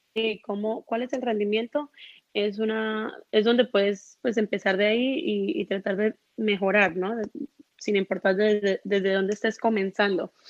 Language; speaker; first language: Spanish; early bilingual, heritage; Spanish